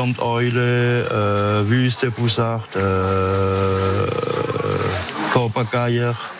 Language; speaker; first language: German; non-native, local second language; French